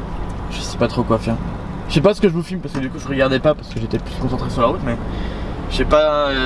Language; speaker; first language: French; native; French